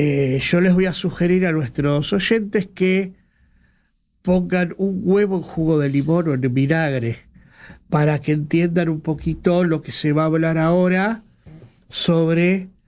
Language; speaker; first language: Spanish; native; Spanish